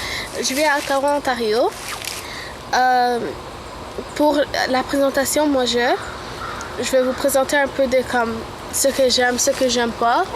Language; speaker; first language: French; early bilingual, other home language; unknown